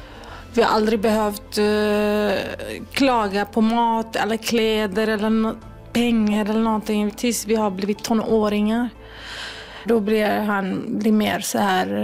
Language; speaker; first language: Swedish; non-native, fluent; Kurdish